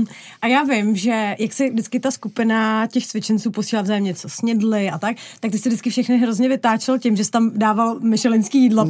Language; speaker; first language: Czech; native; Czech